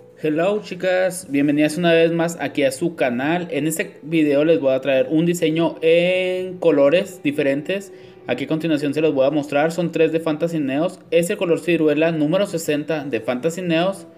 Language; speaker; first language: Spanish; native; Spanish